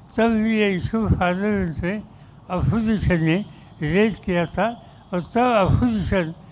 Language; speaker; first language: Hindi; non-native, local second language; Marathi